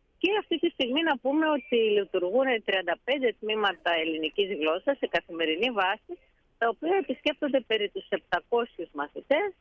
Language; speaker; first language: Greek; native; Greek